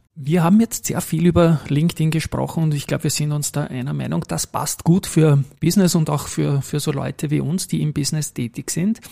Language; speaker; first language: German; native; German